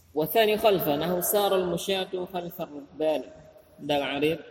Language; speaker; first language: Arabic; non-native, fluent; Indonesian